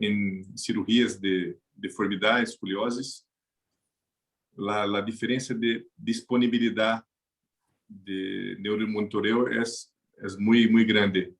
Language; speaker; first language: Spanish; non-native, learner; Portuguese